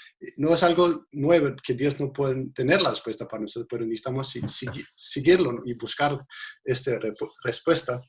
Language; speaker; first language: Spanish; non-native, fluent; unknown